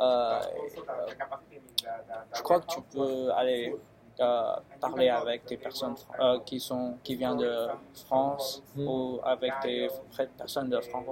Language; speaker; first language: French; early bilingual, other home language; Chinese